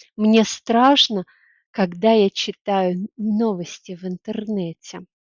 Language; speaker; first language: Russian; native; Russian